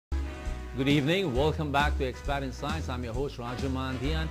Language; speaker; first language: English; non-native, fluent; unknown